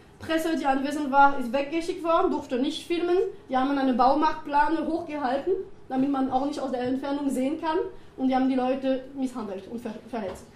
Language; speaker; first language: German; non-native, fluent; French